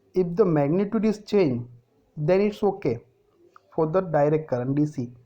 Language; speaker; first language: Hindi; non-native, local second language; Gujarati